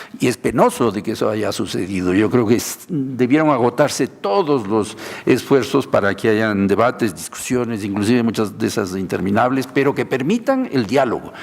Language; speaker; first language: Spanish; native; Spanish